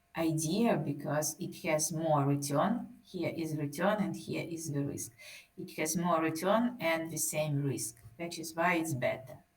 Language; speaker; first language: English; non-native, fluent; Russian